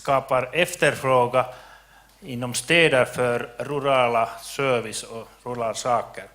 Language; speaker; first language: Swedish; non-native, local second language; Finnish